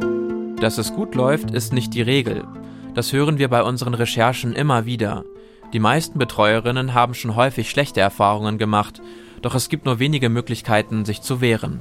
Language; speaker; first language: German; native; German